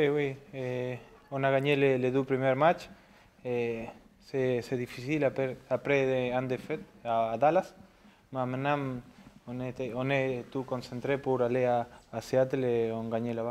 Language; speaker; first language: French; non-native, learner; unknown